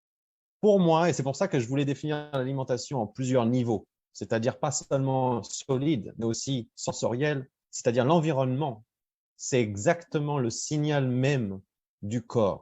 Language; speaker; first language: French; native; French